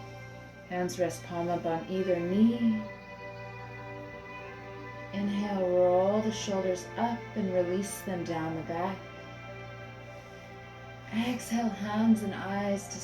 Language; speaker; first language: English; native; English